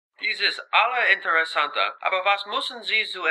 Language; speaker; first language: German; non-native, learner; English